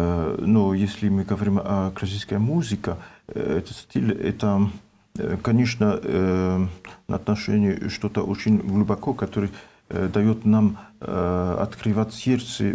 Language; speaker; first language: Russian; non-native, learner; French